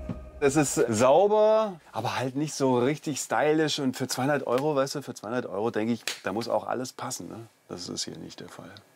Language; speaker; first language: German; native; German